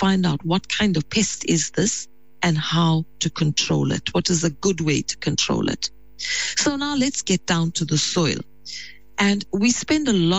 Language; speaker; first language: English; native; English